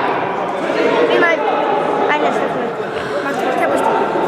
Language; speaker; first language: Russian; native; Russian